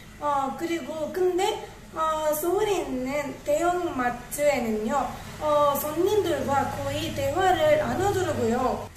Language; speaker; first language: Korean; non-native, learner; Tamil